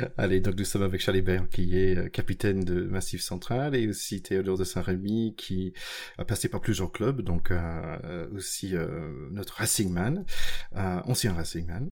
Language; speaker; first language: French; non-native, fluent; English